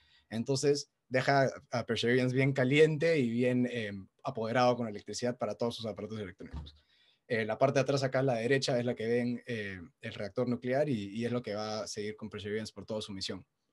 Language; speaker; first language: Spanish; native; Spanish